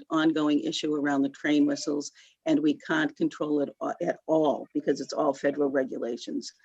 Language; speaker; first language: English; native; English